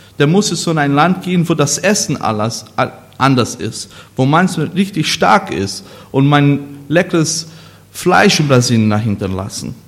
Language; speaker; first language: German; non-native, learner; Portuguese